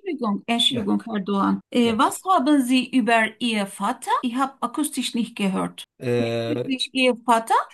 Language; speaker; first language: German; non-native, learner; Turkish